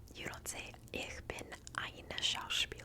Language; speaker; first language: German; non-native, learner; English